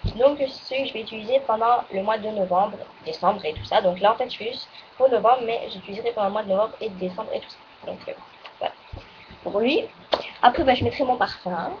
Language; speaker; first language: French; native; French